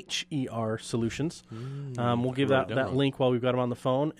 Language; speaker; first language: English; native; English